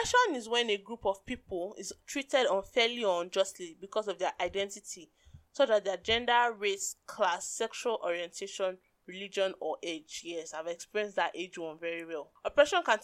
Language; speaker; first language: English; non-native, local second language; Yoruba